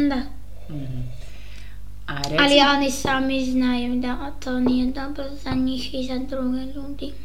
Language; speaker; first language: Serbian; early bilingual, heritage; Serbian